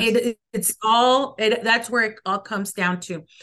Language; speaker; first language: English; early bilingual, other home language; Spanish